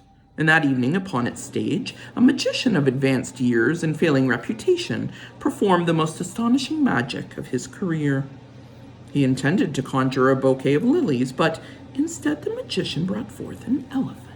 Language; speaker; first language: English; native; English